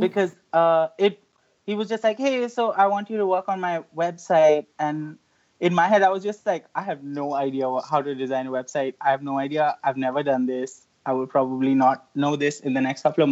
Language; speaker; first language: English; non-native, local second language; Hindi